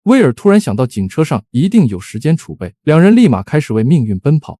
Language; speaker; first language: Chinese; native; Chinese